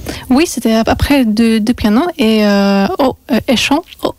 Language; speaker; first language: French; non-native, learner; Russian